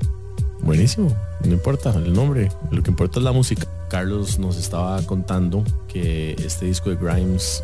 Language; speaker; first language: Spanish; native; Spanish